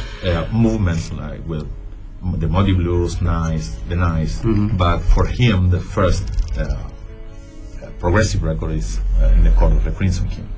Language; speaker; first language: English; non-native, fluent; Spanish